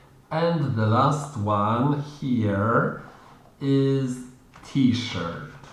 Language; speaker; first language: English; non-native, fluent; Polish